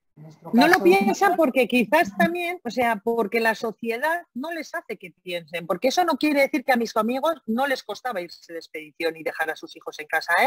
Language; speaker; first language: Spanish; native; Spanish